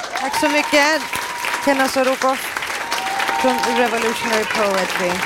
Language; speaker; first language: Swedish; native; Swedish